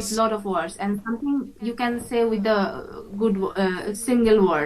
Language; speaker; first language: English; non-native, fluent; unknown